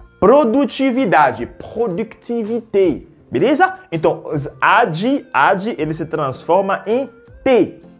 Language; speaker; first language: Portuguese; non-native, fluent; French